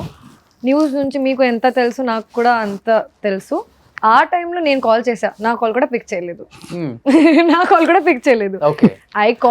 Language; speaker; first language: Telugu; non-native, fluent; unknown